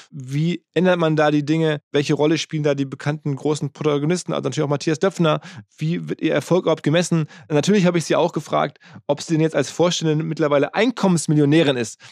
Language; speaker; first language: German; native; German